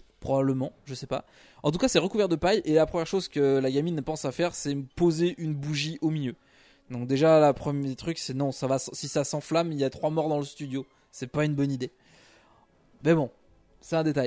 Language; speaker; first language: French; native; French